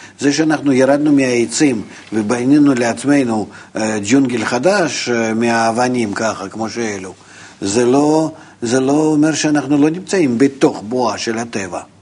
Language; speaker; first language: Hebrew; non-native, fluent; Russian